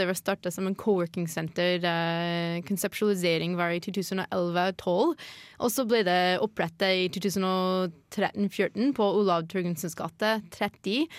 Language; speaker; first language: Norwegian; non-native, fluent; English